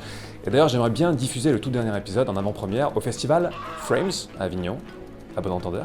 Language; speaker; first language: French; native; French